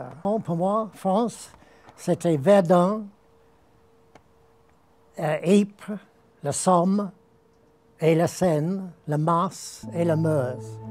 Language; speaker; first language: French; non-native, learner; English